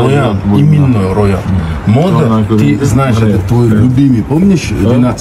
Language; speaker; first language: Russian; non-native, local second language; Uzbek